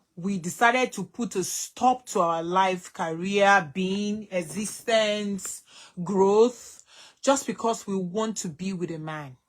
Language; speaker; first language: English; non-native, local second language; Yoruba